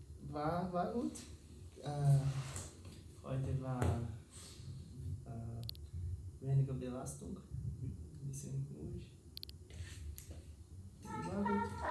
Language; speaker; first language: German; non-native, learner; Portuguese